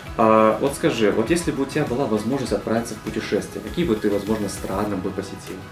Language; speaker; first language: Russian; native; Russian